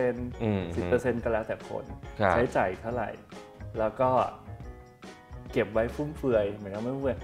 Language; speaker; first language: Thai; native; Thai